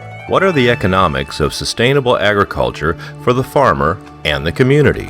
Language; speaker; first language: English; native; English